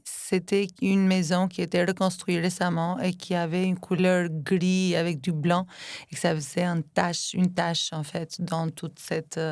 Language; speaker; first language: French; non-native, fluent; Albanian